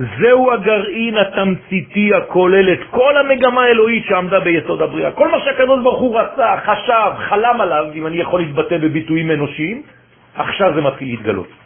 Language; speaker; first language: Hebrew; non-native, fluent; French